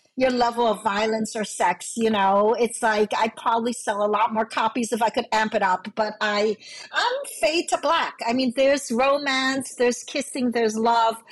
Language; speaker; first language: English; early bilingual, other home language; Cantonese